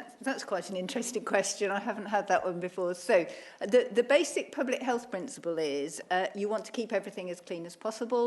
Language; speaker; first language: English; native; English